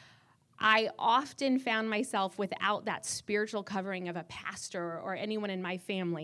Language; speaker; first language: English; native; English